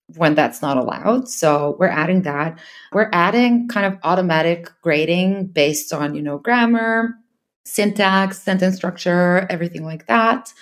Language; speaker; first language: English; non-native, fluent; Serbian